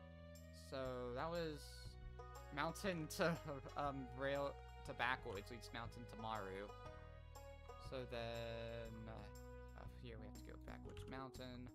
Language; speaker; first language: English; native; English